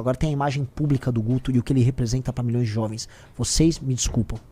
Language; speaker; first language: Portuguese; native; Portuguese